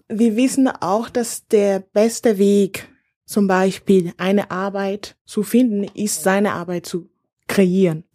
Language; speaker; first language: German; non-native, fluent; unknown